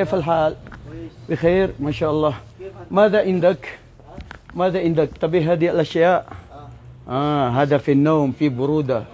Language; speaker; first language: Arabic; non-native, learner; Maranao